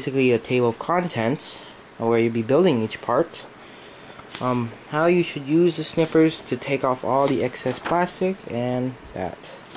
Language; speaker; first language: English; native; English